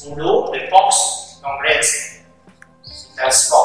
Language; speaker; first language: French; non-native, learner; Chinese